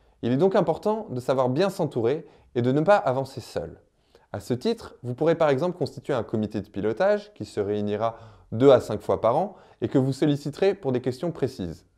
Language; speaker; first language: French; native; French